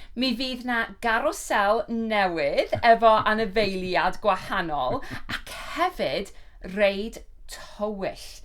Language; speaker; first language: Welsh; non-native, learner; English